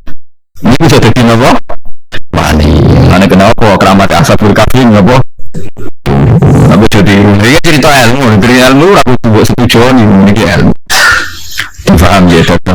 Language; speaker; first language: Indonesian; non-native, local second language; Javanese